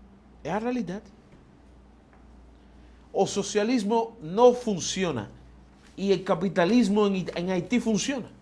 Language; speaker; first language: Portuguese; non-native, fluent; Spanish